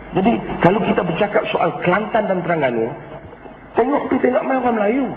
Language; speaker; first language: Malay; native; Malay